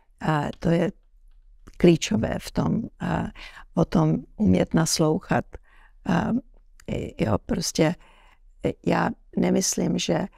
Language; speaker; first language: Czech; early bilingual, heritage; Czech